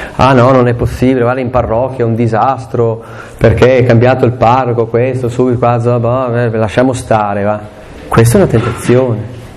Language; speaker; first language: Italian; non-native, local second language; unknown